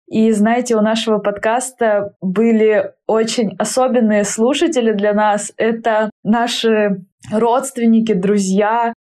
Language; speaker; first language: Russian; native; Russian